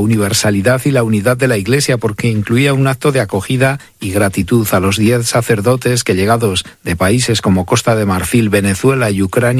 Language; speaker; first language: Spanish; native; Spanish